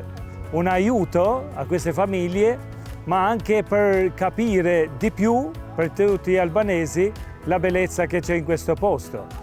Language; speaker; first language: Italian; non-native, fluent; Albanian